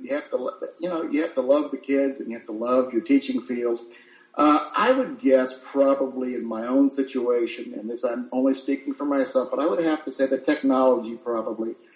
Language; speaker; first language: English; early bilingual, other home language; Italian